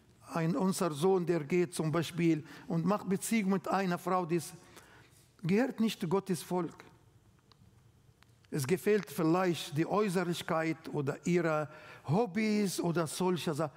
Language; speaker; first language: German; non-native, learner; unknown